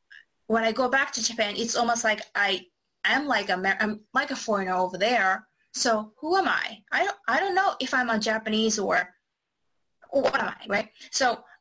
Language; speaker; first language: English; non-native, fluent; Japanese